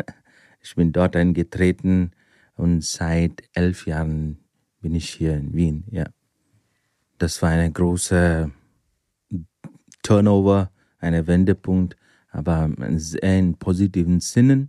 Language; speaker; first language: German; non-native, fluent; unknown